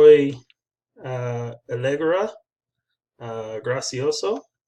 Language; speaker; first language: Spanish; non-native, learner; English